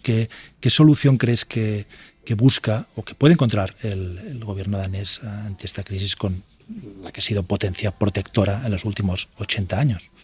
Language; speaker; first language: Spanish; native; Spanish